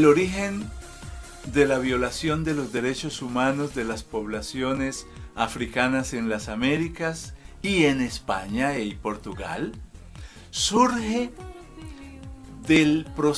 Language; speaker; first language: Spanish; native; Spanish